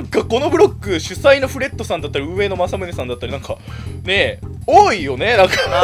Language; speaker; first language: Japanese; native; Japanese